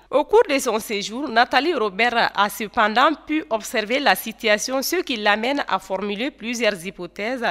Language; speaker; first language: French; non-native, local second language; Bambara